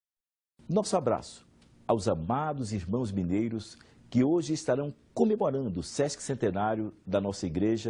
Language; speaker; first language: Portuguese; native; Portuguese